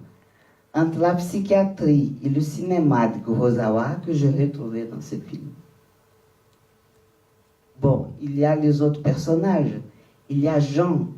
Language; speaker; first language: French; non-native, fluent; Portuguese